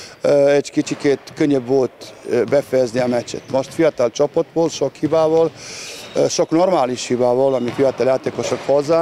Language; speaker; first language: Hungarian; non-native, learner; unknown